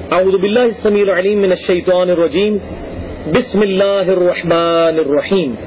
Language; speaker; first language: Urdu; non-native, local second language; Punjabi